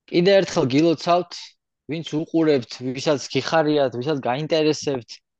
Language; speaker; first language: Georgian; native; Georgian